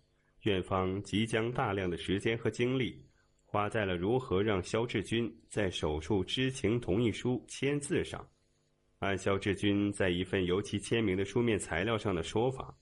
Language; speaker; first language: Chinese; native; Chinese